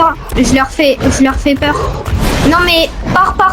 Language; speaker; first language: French; native; French